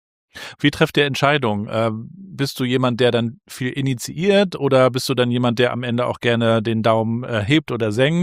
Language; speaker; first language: German; native; German